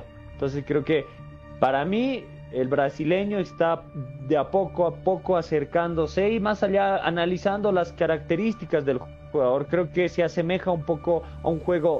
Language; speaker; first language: Spanish; native; Spanish